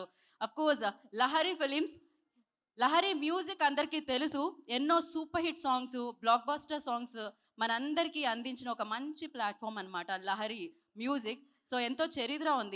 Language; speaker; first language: Telugu; native; Telugu